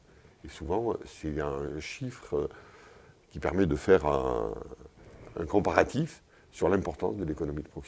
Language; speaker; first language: French; native; French